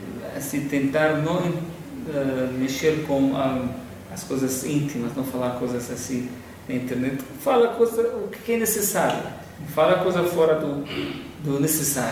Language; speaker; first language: Portuguese; non-native, fluent; Arabic